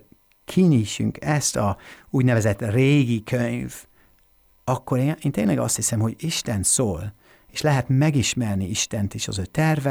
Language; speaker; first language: Hungarian; non-native, fluent; English